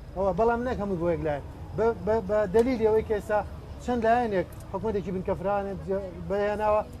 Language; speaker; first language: Central Kurdish; native; Central Kurdish